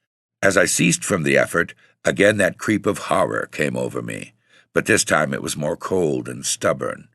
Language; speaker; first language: English; native; English